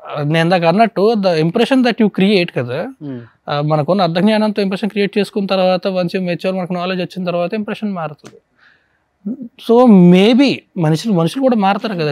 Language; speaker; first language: Telugu; native; Telugu